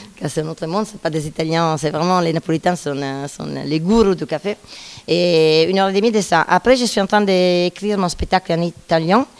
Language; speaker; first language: French; non-native, fluent; Italian